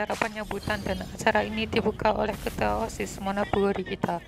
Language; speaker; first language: Indonesian; native; Indonesian